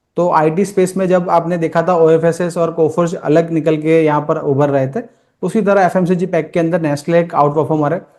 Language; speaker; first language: Hindi; non-native, local second language; Gujarati